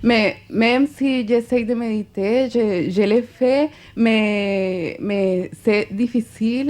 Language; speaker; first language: French; non-native, fluent; Spanish